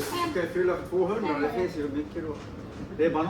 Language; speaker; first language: Swedish; early bilingual, other home language; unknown